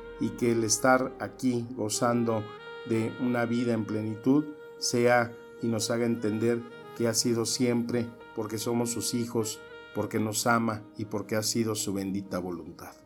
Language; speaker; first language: Spanish; native; Spanish